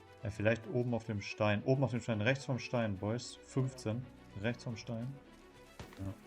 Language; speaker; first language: German; native; German